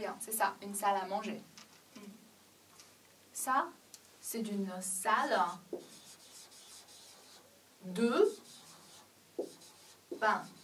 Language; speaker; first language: French; non-native, fluent; Chinese